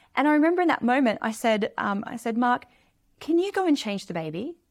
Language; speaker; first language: English; native; English